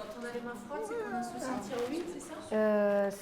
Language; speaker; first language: French; native; French